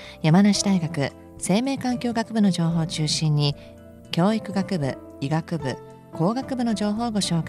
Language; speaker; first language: Japanese; native; Japanese